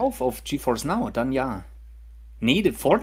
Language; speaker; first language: German; native; German